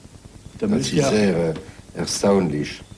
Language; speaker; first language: German; non-native, fluent; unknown